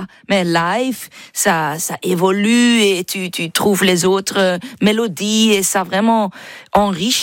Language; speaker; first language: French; non-native, learner; English